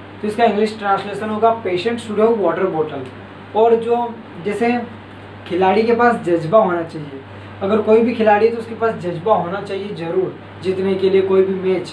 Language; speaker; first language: Hindi; native; Hindi